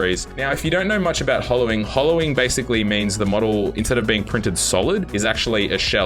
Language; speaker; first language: English; native; English